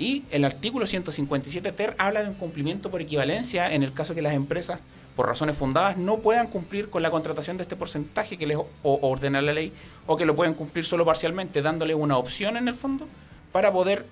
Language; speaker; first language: Spanish; native; Spanish